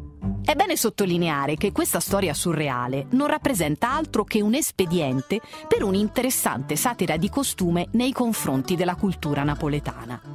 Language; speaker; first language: Italian; native; Italian